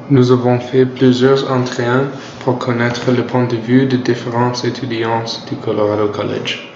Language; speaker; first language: French; non-native, learner; English